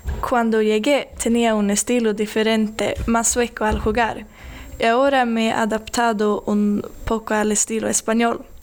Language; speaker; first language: Spanish; non-native, learner; Swedish